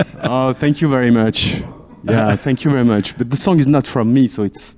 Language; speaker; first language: English; non-native, fluent; French